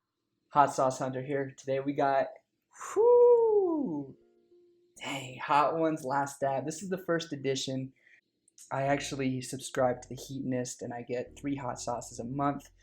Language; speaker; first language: English; native; English